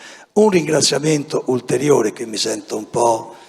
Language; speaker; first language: Italian; native; Italian